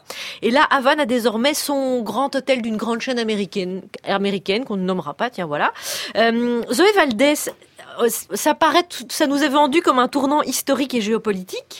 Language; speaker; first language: French; native; French